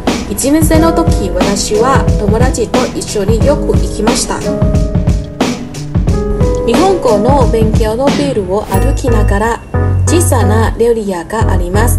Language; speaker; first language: Japanese; non-native, learner; Thai